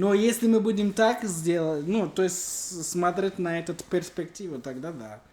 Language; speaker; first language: Russian; non-native, learner; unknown